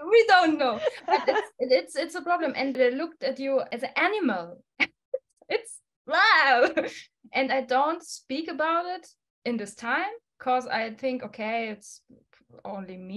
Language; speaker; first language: English; non-native, fluent; German